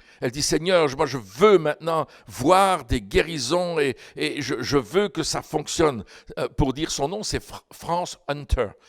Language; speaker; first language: French; native; French